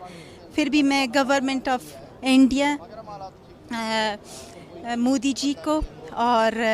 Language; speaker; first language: Hindi; non-native, learner; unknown